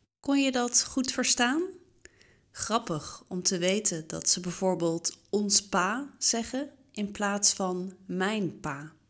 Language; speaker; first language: Dutch; native; Dutch